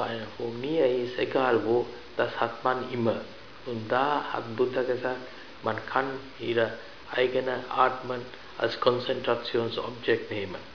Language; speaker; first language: German; non-native, fluent; Sinhala